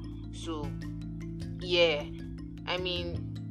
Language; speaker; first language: English; non-native, local second language; Yoruba